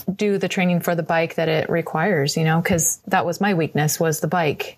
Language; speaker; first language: English; native; English